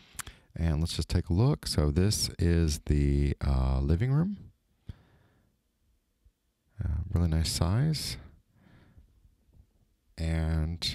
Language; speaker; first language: English; native; English